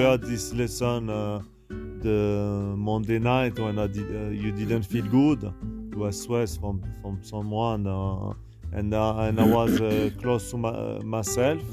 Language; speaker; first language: English; non-native, learner; French